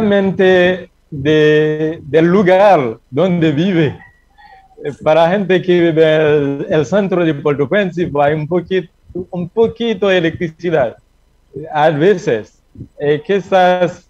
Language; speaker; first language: Spanish; non-native, learner; Haitian Creole